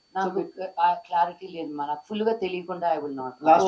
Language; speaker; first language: Telugu; native; Telugu